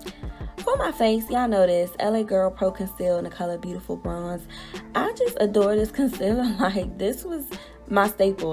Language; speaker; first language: English; native; English